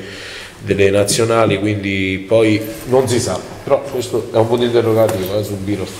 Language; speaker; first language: Italian; native; Italian